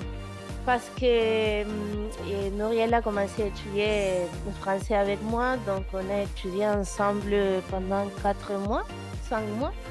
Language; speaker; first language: French; non-native, fluent; Spanish